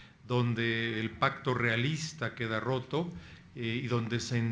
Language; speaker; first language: Spanish; native; Spanish